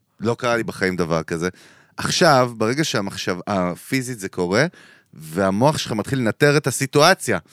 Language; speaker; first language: Hebrew; native; Hebrew